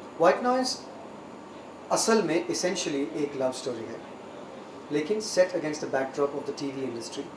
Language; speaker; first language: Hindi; non-native, local second language; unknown